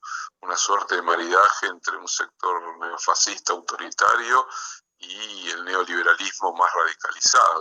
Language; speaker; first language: Spanish; native; Spanish